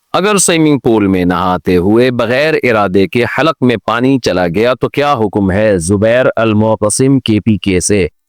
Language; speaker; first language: Urdu; native; Urdu